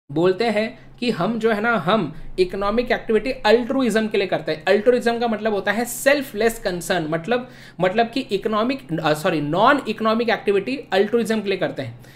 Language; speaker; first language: Hindi; native; Hindi